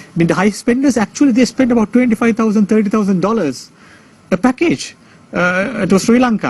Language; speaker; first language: English; non-native, local second language; Sinhala